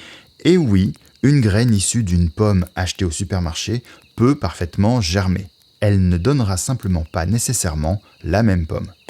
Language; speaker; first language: French; native; French